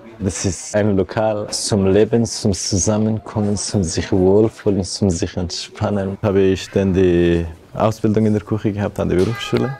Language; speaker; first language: German; non-native, fluent; Persian